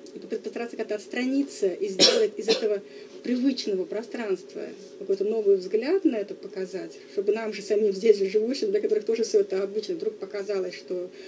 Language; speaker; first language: Russian; native; Russian